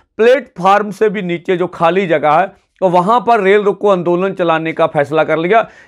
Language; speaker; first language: Hindi; non-native, local second language; Punjabi